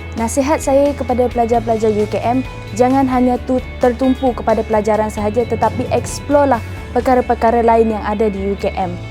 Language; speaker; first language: Malay; non-native, local second language; Iban